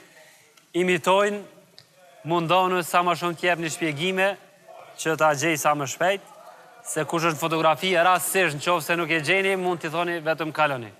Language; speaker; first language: Albanian; native; Albanian